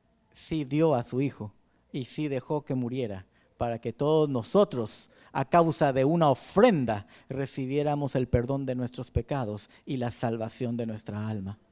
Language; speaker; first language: Spanish; native; Spanish